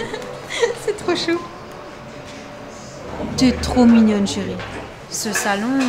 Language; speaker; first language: French; native; French